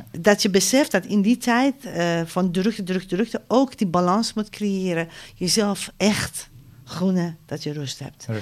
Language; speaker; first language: Dutch; non-native, fluent; Persian